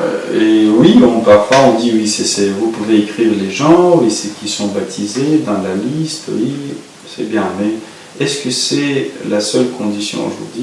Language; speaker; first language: French; non-native, fluent; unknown